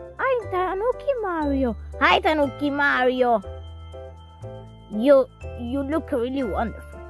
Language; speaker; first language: English; non-native, learner; Italian